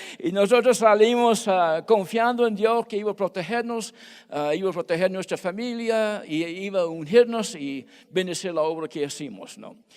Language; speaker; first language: Spanish; non-native, fluent; English